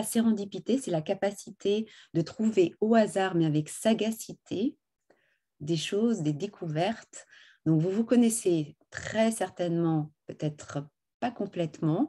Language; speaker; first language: French; native; French